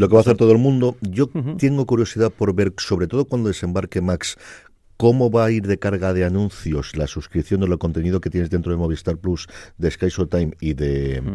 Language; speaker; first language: Spanish; native; Spanish